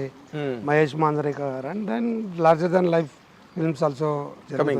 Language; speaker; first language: Telugu; non-native, learner; Marathi